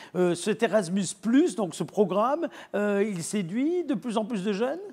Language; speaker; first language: French; native; French